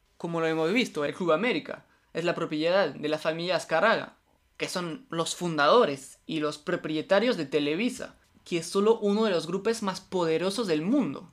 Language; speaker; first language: Spanish; non-native, fluent; French